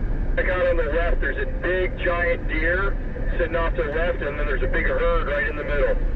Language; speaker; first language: English; native; English